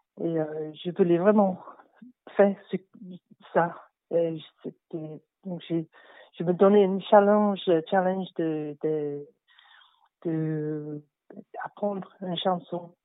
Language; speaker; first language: French; non-native, learner; English